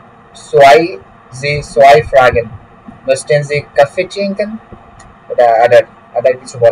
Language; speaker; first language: German; non-native, learner; Bangla